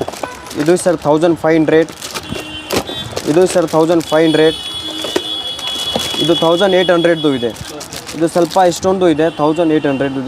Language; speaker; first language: Kannada; non-native, local second language; Hindi